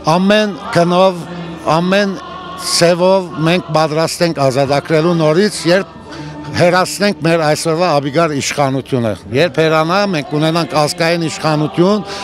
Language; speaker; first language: Armenian; early bilingual, heritage; Armenian